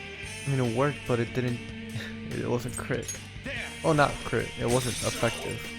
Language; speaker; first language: English; native; English